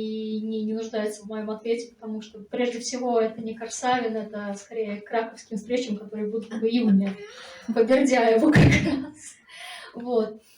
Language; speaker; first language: Russian; native; Russian